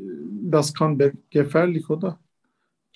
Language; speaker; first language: German; non-native, learner; Turkish